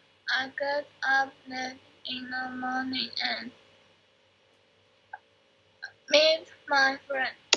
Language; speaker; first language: English; non-native, learner; Chinese